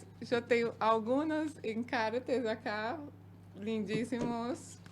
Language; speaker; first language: Spanish; non-native, fluent; Portuguese